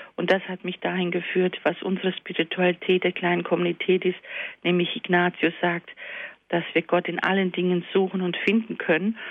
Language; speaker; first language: German; early bilingual, other home language; Croatian